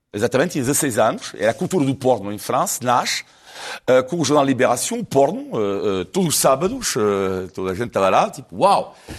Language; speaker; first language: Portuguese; non-native, fluent; French